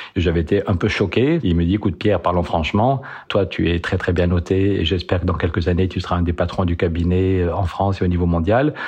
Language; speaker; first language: French; native; French